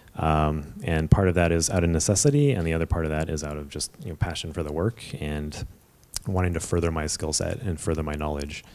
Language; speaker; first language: English; native; English